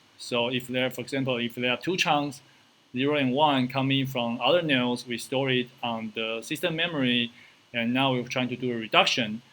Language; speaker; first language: English; non-native, fluent; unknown